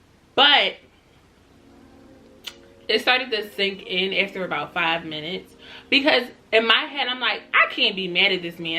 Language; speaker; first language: English; native; English